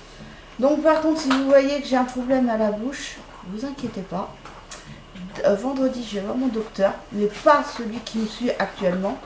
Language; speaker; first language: French; native; French